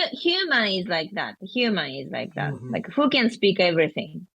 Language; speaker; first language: English; non-native, learner; Japanese